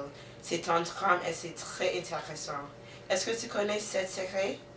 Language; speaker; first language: French; non-native, learner; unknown